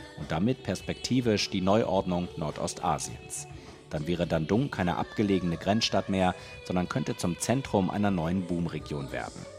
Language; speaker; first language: German; native; German